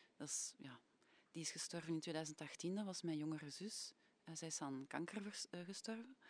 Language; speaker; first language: Dutch; native; Dutch